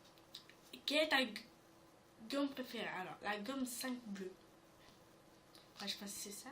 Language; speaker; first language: French; native; French